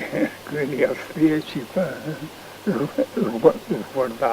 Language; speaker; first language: Italian; non-native, learner; Slovenian